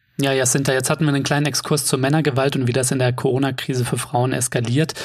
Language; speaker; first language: German; native; German